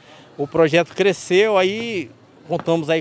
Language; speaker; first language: Portuguese; native; Portuguese